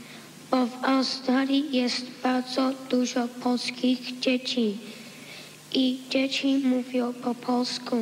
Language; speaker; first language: Polish; early bilingual, heritage; Polish